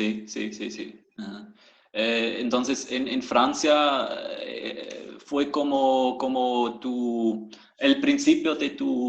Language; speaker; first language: Spanish; non-native, fluent; German